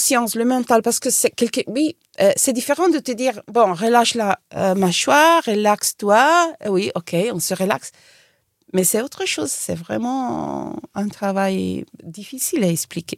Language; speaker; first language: French; non-native, fluent; Italian